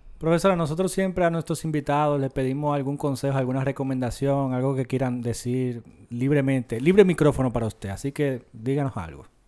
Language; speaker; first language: Spanish; native; Spanish